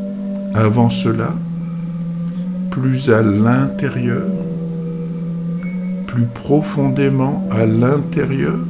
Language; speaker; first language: French; native; French